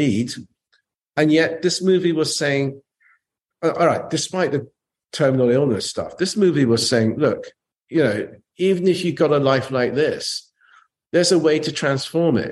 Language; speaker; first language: English; native; English